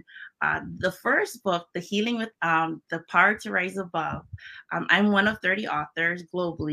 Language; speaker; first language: English; early bilingual, other home language; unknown